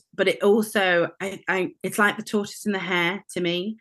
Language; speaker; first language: English; native; English